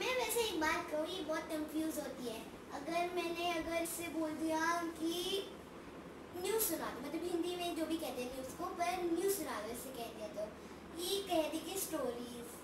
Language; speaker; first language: Hindi; native; Hindi